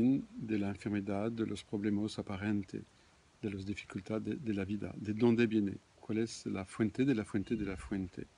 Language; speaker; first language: Spanish; non-native, fluent; French